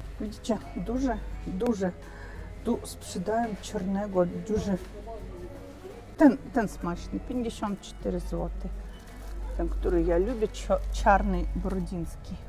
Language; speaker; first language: Polish; non-native, learner; Russian